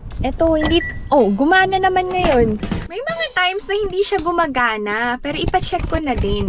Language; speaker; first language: Filipino; native; Filipino